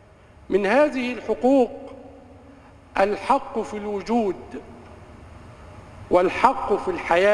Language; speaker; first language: Arabic; native; Arabic